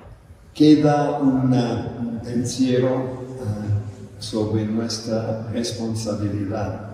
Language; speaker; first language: Spanish; non-native, fluent; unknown